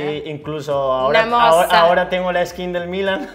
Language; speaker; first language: Italian; non-native, learner; Spanish